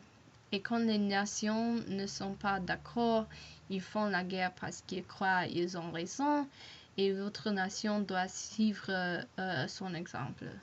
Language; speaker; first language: French; non-native, learner; English